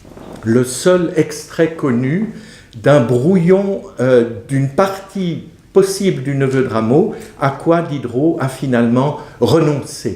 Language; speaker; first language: French; native; French